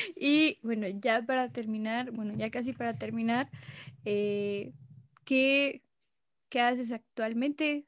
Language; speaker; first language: Spanish; native; Spanish